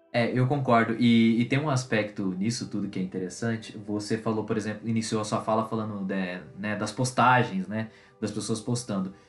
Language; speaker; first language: Portuguese; native; Portuguese